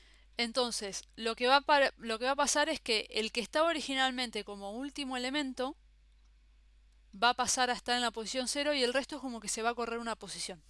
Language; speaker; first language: Spanish; native; Spanish